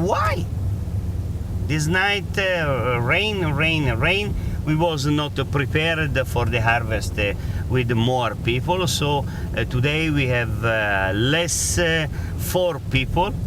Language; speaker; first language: English; non-native, fluent; Italian